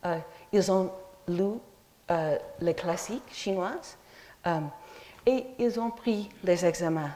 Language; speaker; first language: French; non-native, fluent; English